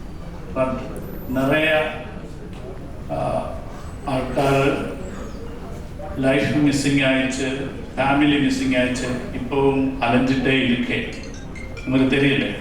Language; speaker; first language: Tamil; non-native, learner; Malayalam